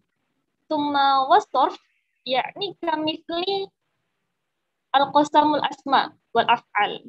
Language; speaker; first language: Arabic; non-native, learner; Indonesian